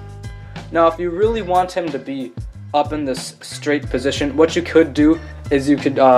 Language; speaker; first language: English; native; English